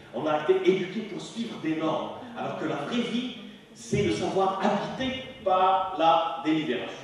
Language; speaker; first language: French; non-native, local second language; Arabic